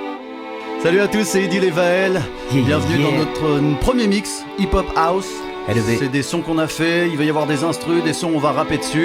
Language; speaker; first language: French; native; French